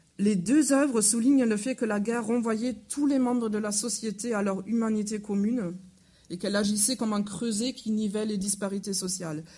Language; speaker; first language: French; non-native, fluent; German